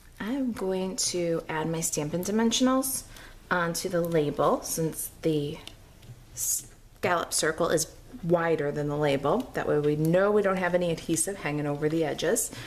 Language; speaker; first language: English; native; English